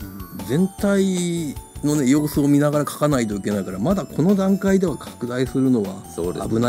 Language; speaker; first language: Japanese; native; Japanese